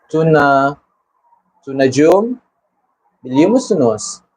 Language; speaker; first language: Turkish; non-native, learner; Filipino